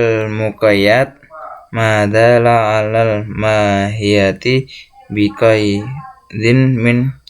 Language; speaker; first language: Arabic; non-native, learner; Indonesian